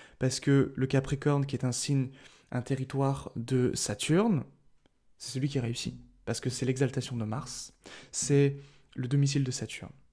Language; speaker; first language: French; native; French